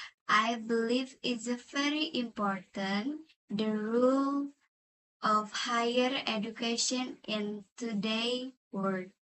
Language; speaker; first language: English; non-native, learner; Indonesian